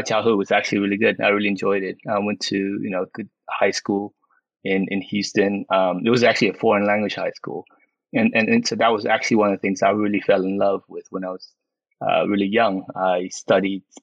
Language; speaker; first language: English; early bilingual, other home language; Min Nan Chinese